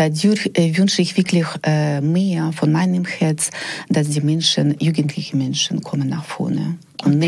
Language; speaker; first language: German; non-native, fluent; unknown